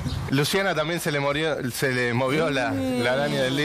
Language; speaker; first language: Spanish; native; Spanish